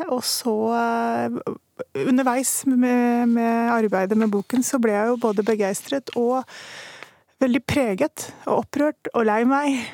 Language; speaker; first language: Norwegian; early bilingual, other home language; Urdu